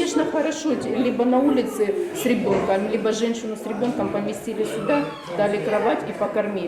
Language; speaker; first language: Russian; native; Russian